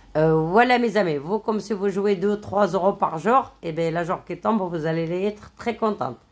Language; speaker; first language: French; non-native, local second language; Arabic